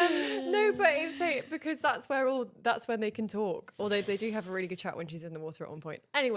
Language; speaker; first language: English; native; English